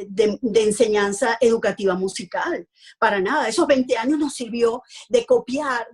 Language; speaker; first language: Spanish; native; Spanish